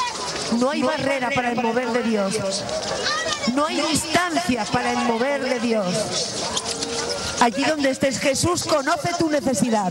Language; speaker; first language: Spanish; native; Spanish